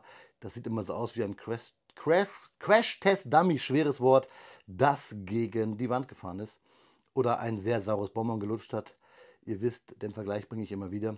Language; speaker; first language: German; native; German